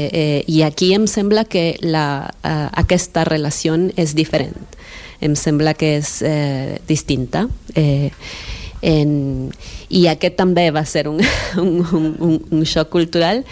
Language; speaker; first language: Catalan; non-native, fluent; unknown